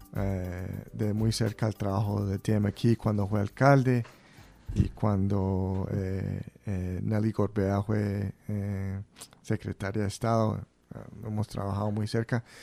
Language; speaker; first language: Spanish; early bilingual, heritage; Spanish